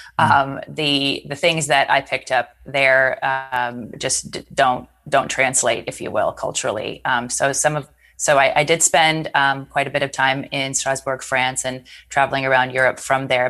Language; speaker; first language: English; native; English